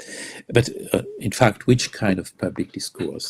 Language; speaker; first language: English; non-native, fluent; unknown